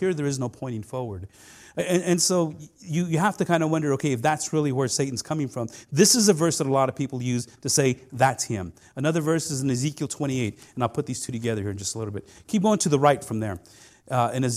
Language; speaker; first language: English; non-native, fluent; Spanish